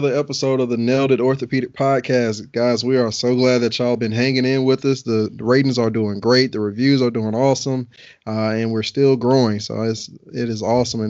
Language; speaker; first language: English; native; English